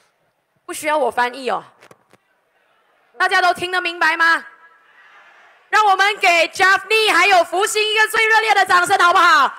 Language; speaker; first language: Chinese; native; Chinese